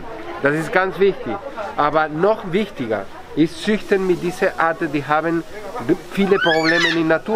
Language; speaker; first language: German; non-native, fluent; Spanish